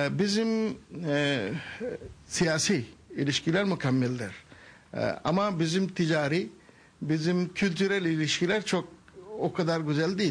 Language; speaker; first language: Turkish; non-native, learner; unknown